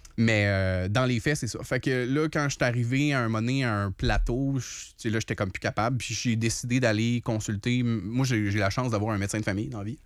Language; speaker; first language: French; native; French